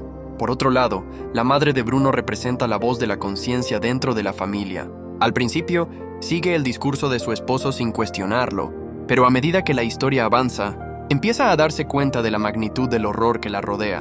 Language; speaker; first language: Spanish; native; Spanish